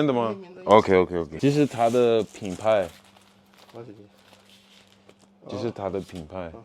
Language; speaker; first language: Chinese; non-native, learner; English